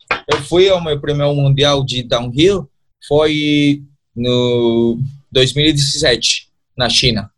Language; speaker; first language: Portuguese; non-native, learner; Spanish